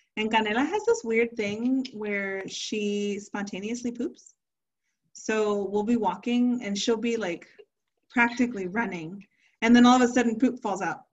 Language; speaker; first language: English; early bilingual, other home language; Spanish